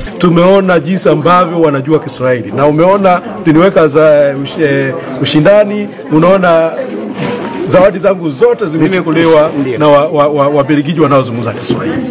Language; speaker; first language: Swahili; native; Swahili